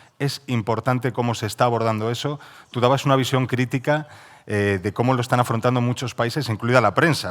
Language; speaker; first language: Spanish; native; Spanish